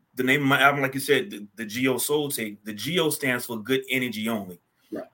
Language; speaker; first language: English; native; English